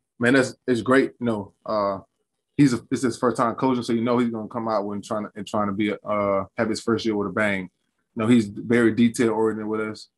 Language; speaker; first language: English; native; English